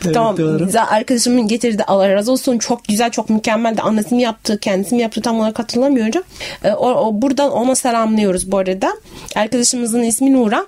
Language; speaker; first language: Turkish; non-native, fluent; Arabic